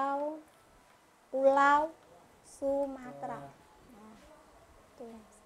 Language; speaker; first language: Indonesian; native; Indonesian